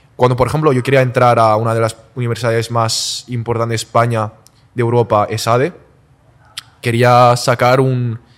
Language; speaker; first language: Spanish; early bilingual, other home language; Chinese